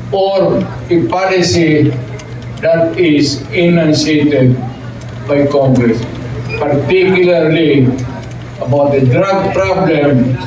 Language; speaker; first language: English; non-native, local second language; Cebuano